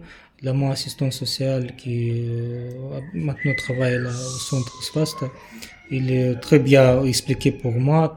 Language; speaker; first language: French; non-native, learner; Romanian